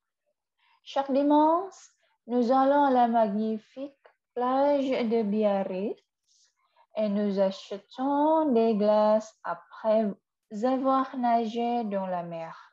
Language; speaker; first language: French; non-native, fluent; Indonesian